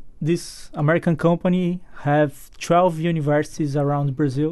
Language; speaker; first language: English; non-native, fluent; Portuguese